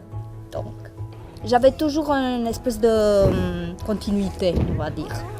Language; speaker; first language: French; non-native, fluent; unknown